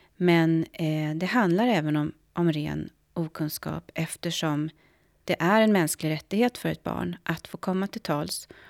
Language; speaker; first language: Swedish; native; Swedish